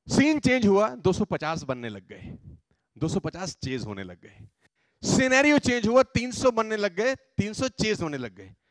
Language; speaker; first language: Hindi; native; Hindi